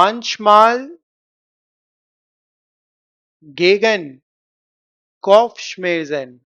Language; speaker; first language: German; non-native, fluent; Hindi